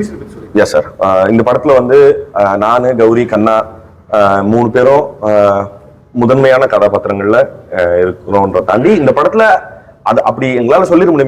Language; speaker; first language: Tamil; native; Tamil